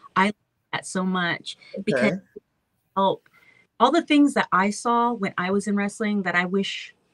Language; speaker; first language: English; native; English